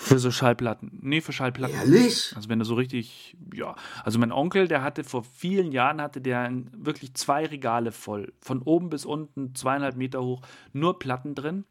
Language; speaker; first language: German; native; German